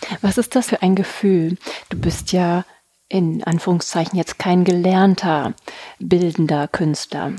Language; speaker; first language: German; native; German